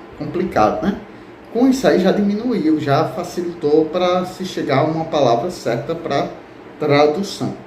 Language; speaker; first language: Portuguese; native; Portuguese